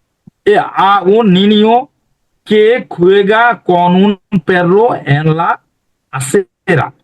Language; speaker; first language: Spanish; non-native, fluent; Bangla